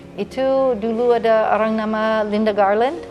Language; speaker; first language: Indonesian; non-native, fluent; English